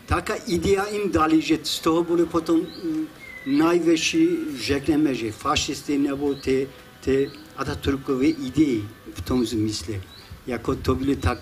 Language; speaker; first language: Czech; non-native, fluent; Kurdish